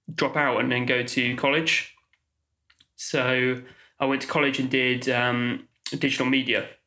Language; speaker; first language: English; native; English